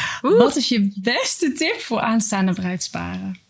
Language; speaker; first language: Dutch; native; Dutch